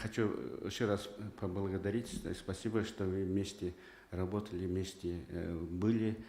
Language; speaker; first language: Russian; non-native, fluent; Mongolian